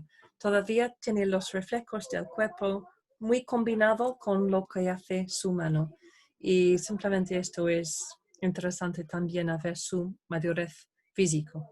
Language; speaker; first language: Spanish; non-native, fluent; English